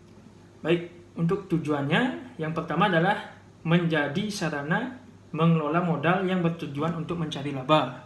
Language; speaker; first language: Indonesian; native; Indonesian